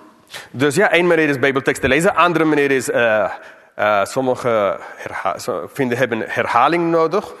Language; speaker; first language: Dutch; non-native, fluent; English